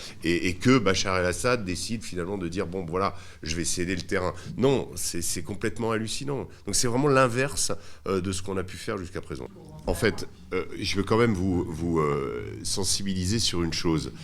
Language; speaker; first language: French; native; French